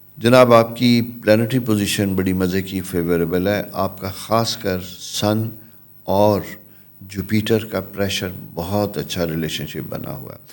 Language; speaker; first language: Urdu; non-native, local second language; Punjabi